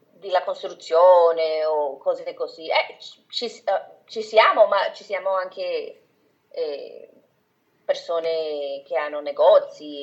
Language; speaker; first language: Italian; non-native, fluent; Spanish